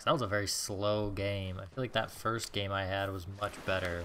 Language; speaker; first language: English; native; English